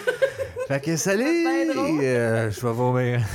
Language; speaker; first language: French; native; French